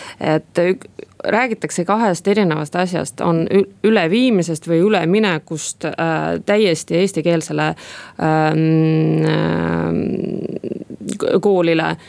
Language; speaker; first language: Estonian; non-native, local second language; Russian